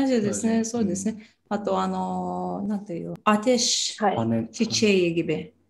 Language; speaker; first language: Japanese; non-native, fluent; Tatar